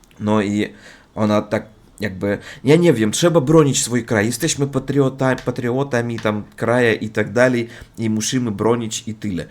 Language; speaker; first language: Polish; non-native, learner; Russian